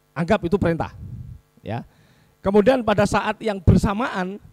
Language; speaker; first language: Indonesian; native; Indonesian